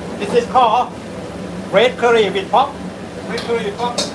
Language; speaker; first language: English; non-native, learner; Thai